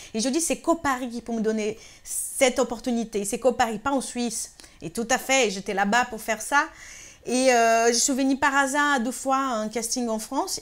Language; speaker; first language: French; non-native, fluent; Portuguese